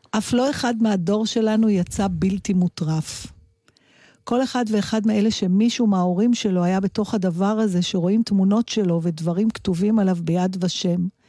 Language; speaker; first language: Hebrew; native; Hebrew